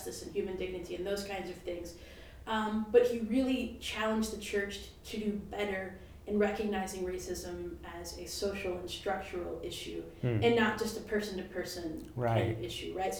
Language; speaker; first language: English; native; English